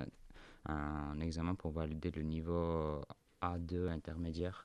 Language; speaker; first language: French; non-native, fluent; Armenian